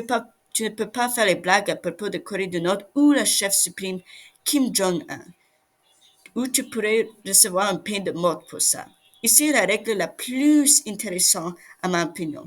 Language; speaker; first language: French; non-native, learner; English